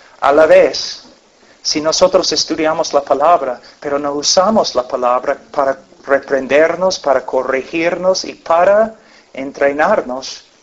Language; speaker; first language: Spanish; non-native, fluent; English